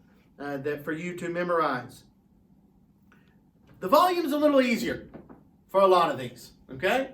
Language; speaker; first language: English; native; English